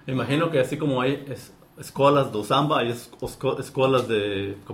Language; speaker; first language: Portuguese; non-native, learner; Spanish